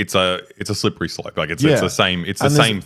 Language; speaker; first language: English; native; English